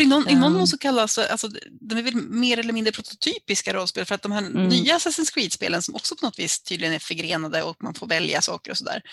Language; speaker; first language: Swedish; native; Swedish